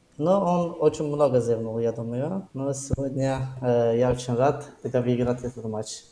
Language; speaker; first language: Russian; non-native, learner; Azerbaijani